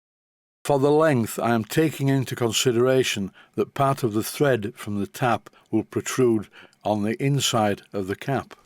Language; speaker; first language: English; native; English